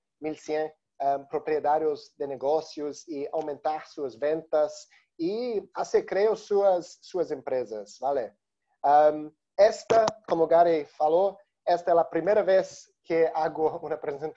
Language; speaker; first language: Spanish; non-native, learner; Portuguese